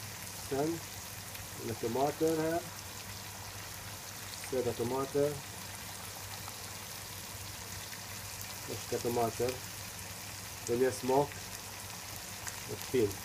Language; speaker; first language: Swedish; non-native, fluent; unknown